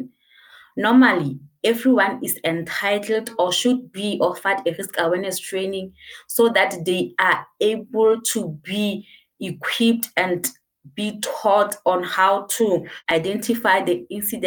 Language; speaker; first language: English; non-native, local second language; Southern Sotho